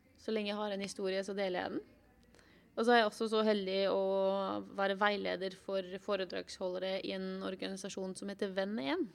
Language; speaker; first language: Norwegian; native; Norwegian